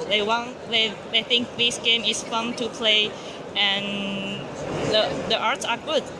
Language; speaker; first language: English; non-native, learner; Chinese